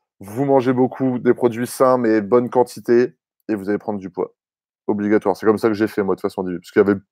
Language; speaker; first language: French; native; French